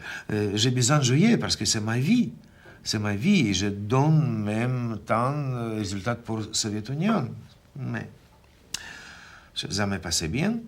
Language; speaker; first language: French; non-native, learner; Russian